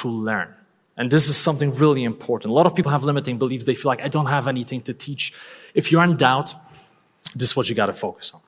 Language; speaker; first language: English; non-native, fluent; Polish